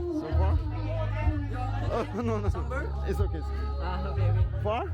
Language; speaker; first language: English; non-native, learner; Korean